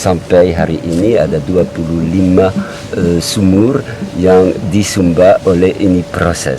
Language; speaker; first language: Indonesian; non-native, learner; French